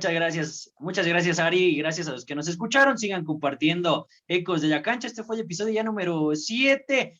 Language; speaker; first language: Spanish; native; Spanish